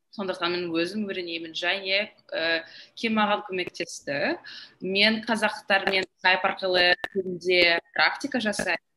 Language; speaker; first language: Kazakh; non-native, fluent; English